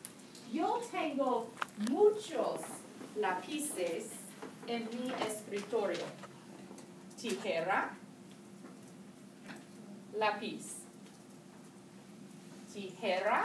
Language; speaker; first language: Spanish; non-native, learner; English